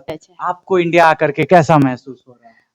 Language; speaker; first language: Hindi; native; Hindi